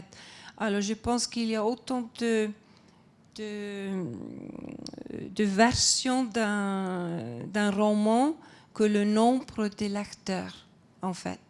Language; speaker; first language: French; non-native, fluent; Icelandic